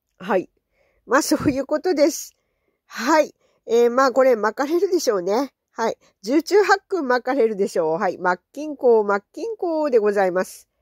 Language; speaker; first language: Japanese; native; Japanese